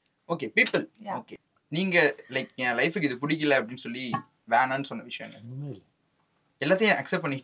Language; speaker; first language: Tamil; native; Tamil